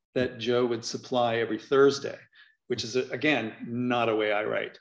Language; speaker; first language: English; native; English